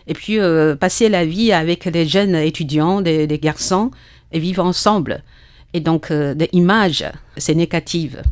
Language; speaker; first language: French; non-native, learner; Chinese